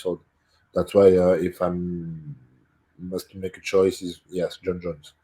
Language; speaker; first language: English; non-native, fluent; French